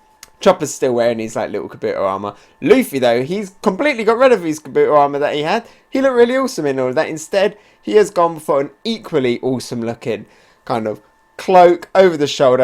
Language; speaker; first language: English; native; English